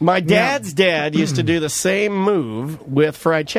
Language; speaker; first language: English; native; English